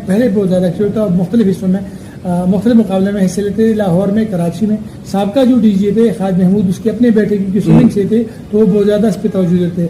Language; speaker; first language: Urdu; non-native, local second language; Pashto